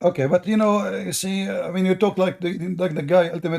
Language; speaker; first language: English; non-native, fluent; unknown